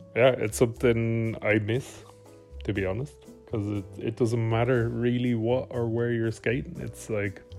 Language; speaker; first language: English; native; English